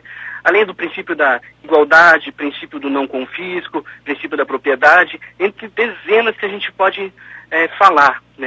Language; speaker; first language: Portuguese; native; Portuguese